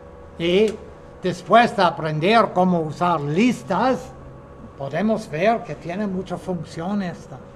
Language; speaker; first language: Spanish; non-native, fluent; English